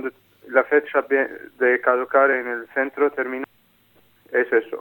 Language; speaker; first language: Spanish; non-native, learner; Arabic